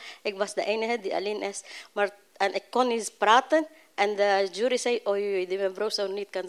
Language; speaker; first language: Dutch; non-native, learner; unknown